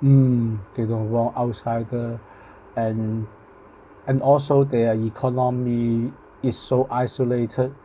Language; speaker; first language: English; non-native, local second language; Cantonese